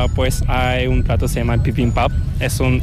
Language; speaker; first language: Spanish; non-native, learner; Korean